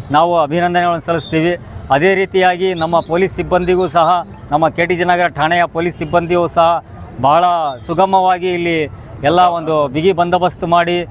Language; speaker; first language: Kannada; non-native, local second language; Urdu